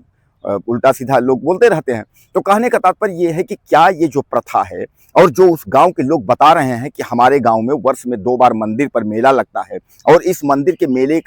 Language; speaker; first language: Hindi; native; Hindi